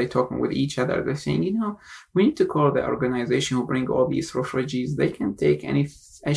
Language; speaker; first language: English; non-native, fluent; Arabic